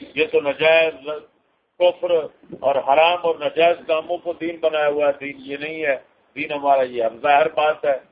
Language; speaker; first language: Urdu; native; Urdu